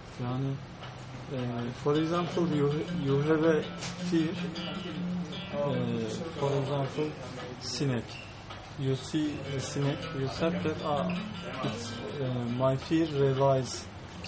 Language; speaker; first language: English; non-native, learner; Turkish